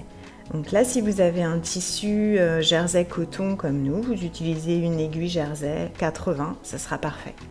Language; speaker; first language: French; native; French